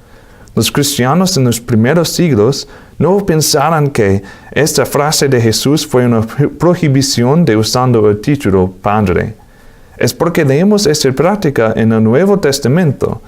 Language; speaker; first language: Spanish; non-native, fluent; English